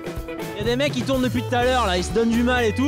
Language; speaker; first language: French; native; French